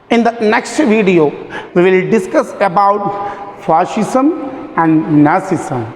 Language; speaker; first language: English; non-native, local second language; Malayalam